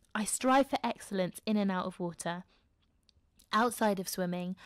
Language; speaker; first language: English; native; English